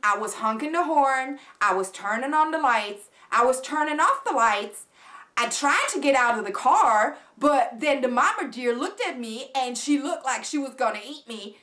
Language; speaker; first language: English; non-native, fluent; German